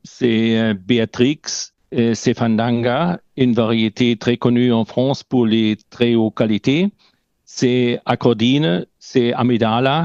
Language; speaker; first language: French; non-native, learner; German